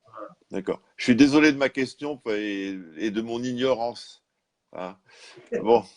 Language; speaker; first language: French; native; French